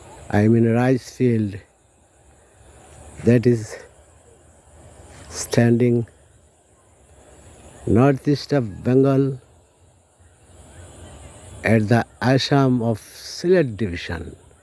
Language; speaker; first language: English; non-native, local second language; Bangla